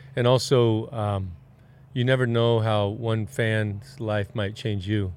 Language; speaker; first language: English; native; English